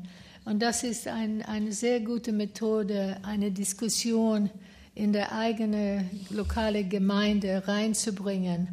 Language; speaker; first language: German; non-native, fluent; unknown